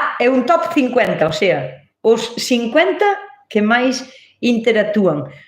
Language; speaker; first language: Galician; non-native, local second language; Spanish